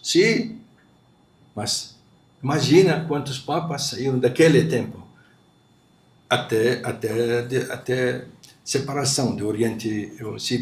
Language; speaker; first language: Portuguese; non-native, fluent; Arabic